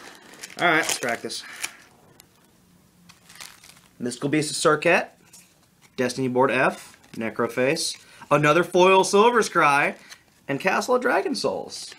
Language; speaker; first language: English; native; English